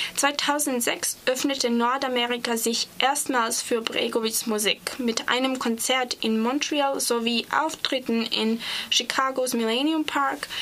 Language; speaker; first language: German; non-native, fluent; Serbian